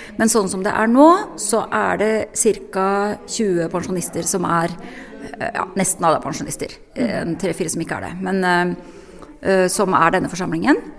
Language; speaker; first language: Norwegian; native; Norwegian